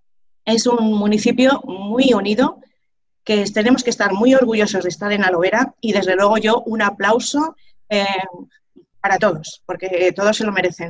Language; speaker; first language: Spanish; native; Spanish